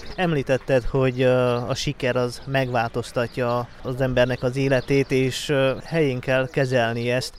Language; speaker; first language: Hungarian; native; Hungarian